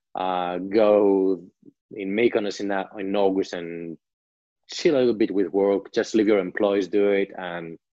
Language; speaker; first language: English; non-native, fluent; Greek